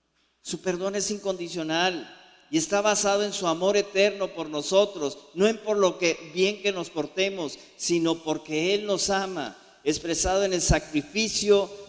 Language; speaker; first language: Spanish; native; Spanish